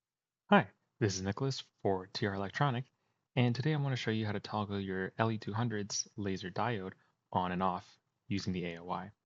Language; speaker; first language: English; native; English